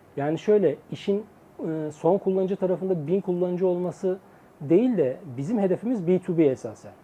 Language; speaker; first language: Turkish; native; Turkish